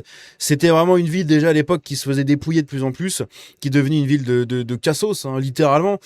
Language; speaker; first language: French; native; French